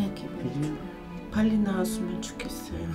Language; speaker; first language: Korean; non-native, learner; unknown